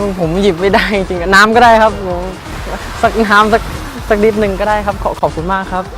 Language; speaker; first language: Thai; native; Thai